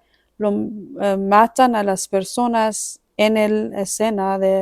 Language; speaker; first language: Spanish; non-native, fluent; Persian